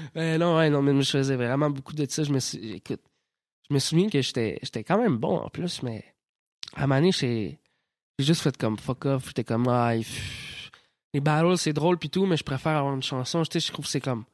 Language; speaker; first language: French; native; French